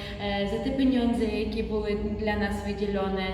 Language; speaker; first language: Polish; non-native, learner; Ukrainian